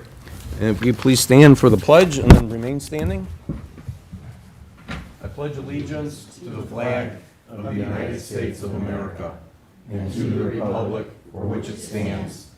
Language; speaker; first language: English; native; English